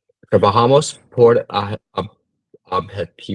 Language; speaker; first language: Spanish; non-native, learner; English